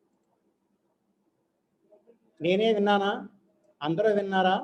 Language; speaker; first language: Telugu; native; Telugu